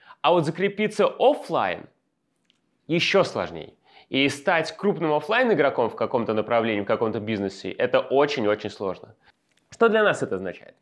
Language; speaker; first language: Russian; native; Russian